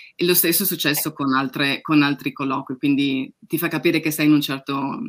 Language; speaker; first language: Italian; native; Italian